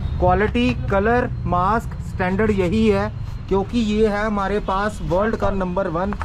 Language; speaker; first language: Hindi; native; Hindi